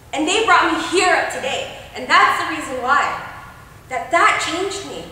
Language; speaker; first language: English; native; English